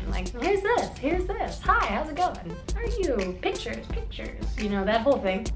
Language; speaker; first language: English; native; English